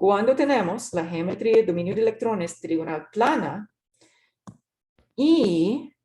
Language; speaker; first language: Spanish; non-native, fluent; English